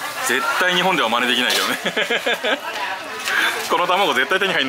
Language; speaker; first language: Japanese; native; Japanese